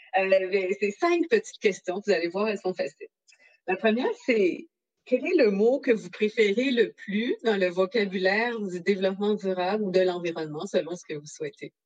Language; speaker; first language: French; native; French